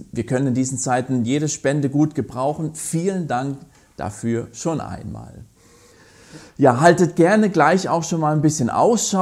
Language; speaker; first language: German; native; German